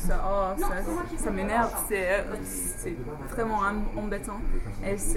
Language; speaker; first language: French; non-native, fluent; English